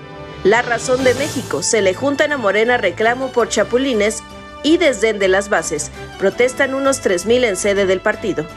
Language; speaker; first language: Spanish; native; Spanish